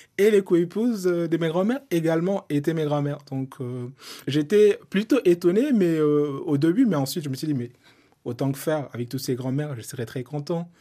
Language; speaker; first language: French; non-native, local second language; Soninke